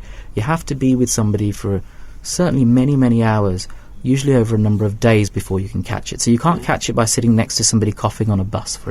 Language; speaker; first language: English; native; English